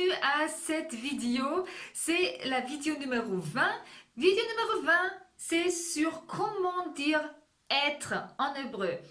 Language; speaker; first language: French; non-native, fluent; Hebrew